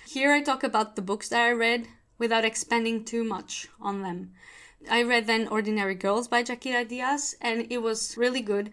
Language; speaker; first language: English; non-native, fluent; Portuguese